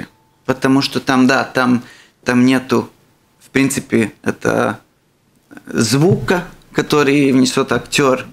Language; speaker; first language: Russian; non-native, local second language; Latvian